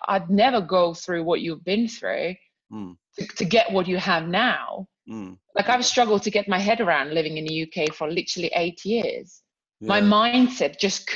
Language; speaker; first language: English; non-native, fluent; Croatian